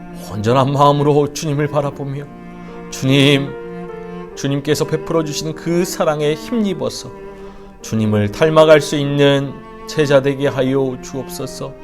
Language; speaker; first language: Korean; native; Korean